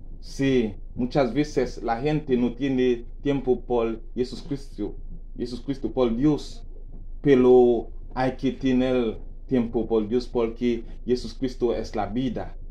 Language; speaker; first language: Spanish; non-native, learner; Haitian Creole